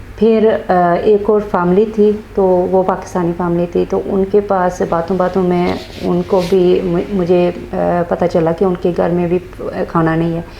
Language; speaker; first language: Urdu; early bilingual, heritage; Urdu